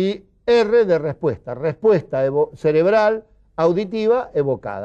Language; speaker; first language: Spanish; native; Spanish